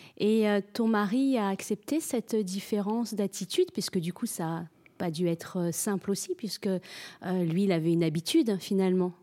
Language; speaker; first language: French; native; French